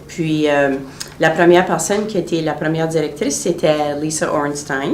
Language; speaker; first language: French; native; French